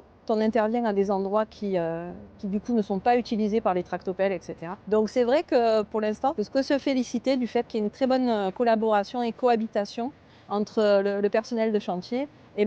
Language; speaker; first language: French; native; French